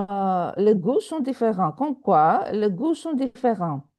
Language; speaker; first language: French; non-native, fluent; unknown